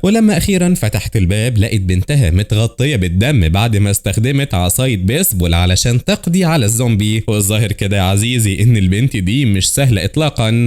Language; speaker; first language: Arabic; native; Arabic